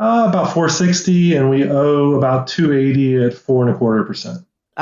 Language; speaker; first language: English; native; English